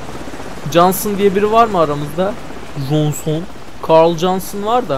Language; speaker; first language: Turkish; native; Turkish